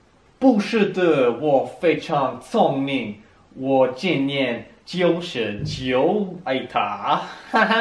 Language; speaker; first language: Chinese; non-native, learner; English